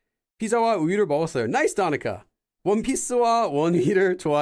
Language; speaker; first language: Korean; non-native, fluent; English